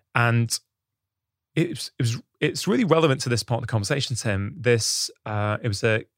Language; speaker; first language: English; early bilingual, other home language; Hindi